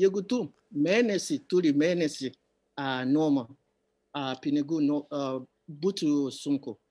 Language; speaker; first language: Lithuanian; non-native, learner; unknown